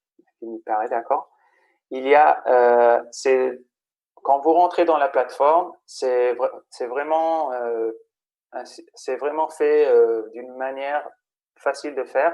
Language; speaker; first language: French; non-native, fluent; Spanish